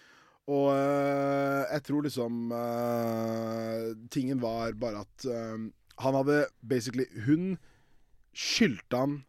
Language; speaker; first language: Norwegian; native; Norwegian